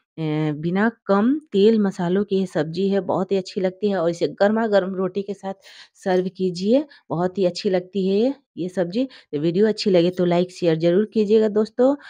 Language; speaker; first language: Hindi; native; Hindi